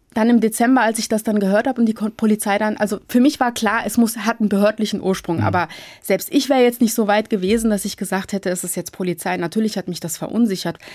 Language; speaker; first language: German; early bilingual, other home language; Turkish